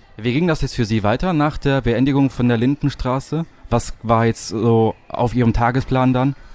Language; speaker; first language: German; native; German